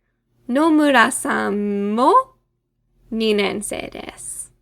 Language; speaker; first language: Japanese; non-native, fluent; English